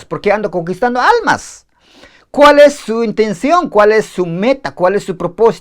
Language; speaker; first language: Spanish; native; Spanish